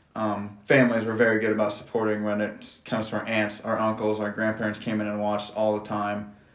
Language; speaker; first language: English; native; English